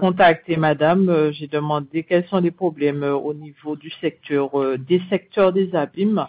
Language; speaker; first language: French; native; French